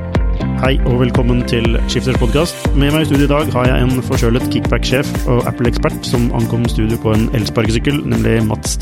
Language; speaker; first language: Norwegian; native; Norwegian